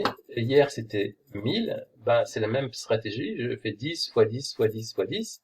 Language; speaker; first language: French; native; French